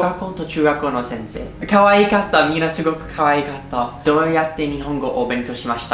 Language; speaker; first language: Japanese; non-native, learner; English